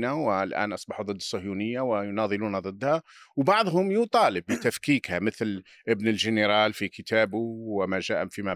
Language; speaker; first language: Arabic; native; Arabic